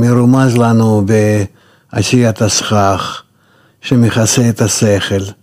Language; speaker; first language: Hebrew; non-native, fluent; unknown